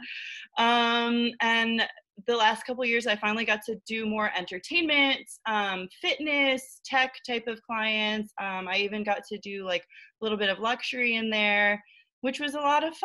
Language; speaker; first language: English; native; English